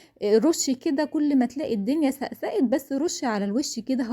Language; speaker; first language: Arabic; native; Arabic